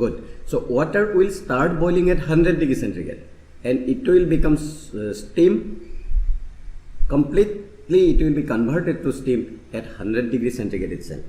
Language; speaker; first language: English; non-native, local second language; Assamese